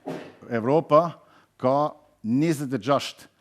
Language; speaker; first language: Albanian; non-native, learner; German